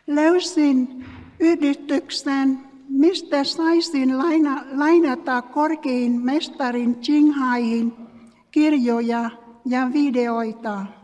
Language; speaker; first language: Finnish; non-native, learner; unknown